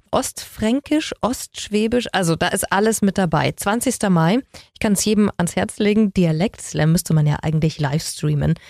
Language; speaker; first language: German; native; German